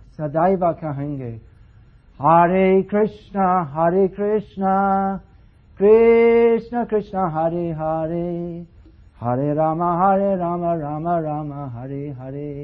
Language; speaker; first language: Hindi; non-native, fluent; English